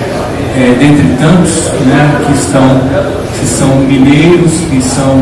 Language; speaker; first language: Portuguese; native; Portuguese